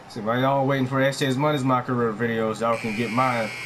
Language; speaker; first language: English; native; English